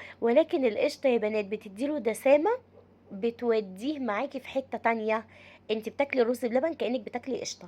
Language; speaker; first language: Arabic; native; Arabic